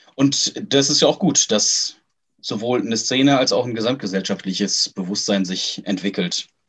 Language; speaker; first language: German; native; German